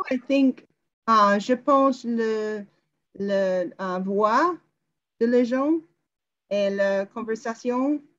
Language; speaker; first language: French; non-native, learner; English